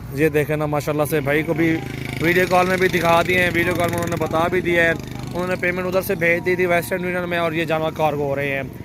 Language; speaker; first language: Urdu; non-native, local second language; Saraiki